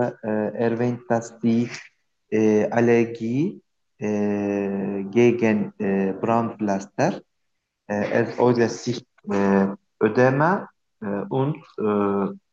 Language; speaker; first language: German; non-native, learner; Turkish